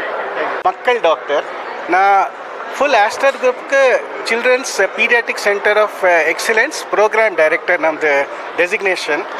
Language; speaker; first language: Kannada; non-native, learner; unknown